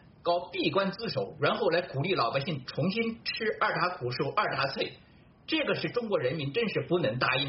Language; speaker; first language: Chinese; native; Chinese